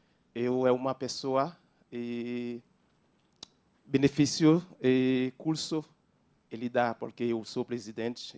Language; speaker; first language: Portuguese; non-native, learner; Haitian Creole